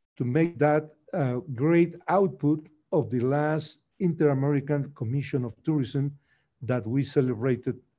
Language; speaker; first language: English; non-native, fluent; Spanish